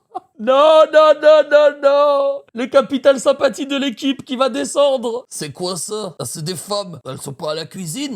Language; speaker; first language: French; native; French